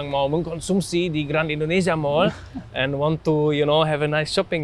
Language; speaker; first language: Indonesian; non-native, fluent; German